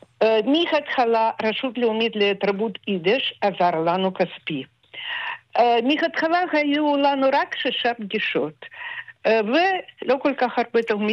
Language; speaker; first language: Hebrew; non-native, fluent; Russian